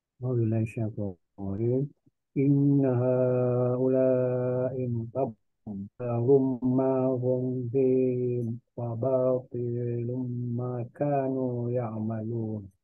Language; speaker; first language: Malay; native; Malay